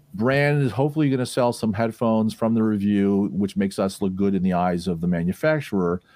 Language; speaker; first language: English; native; English